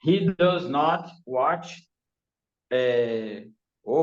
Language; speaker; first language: English; non-native, learner; Portuguese